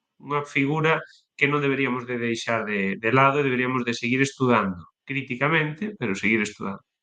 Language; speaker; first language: Galician; native; Galician